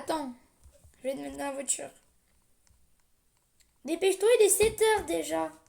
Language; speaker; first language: French; native; French